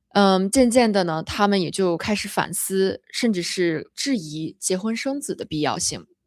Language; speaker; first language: Chinese; native; Chinese